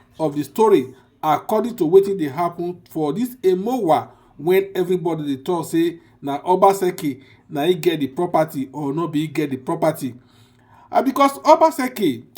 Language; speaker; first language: Nigerian Pidgin; non-native, local second language; Bini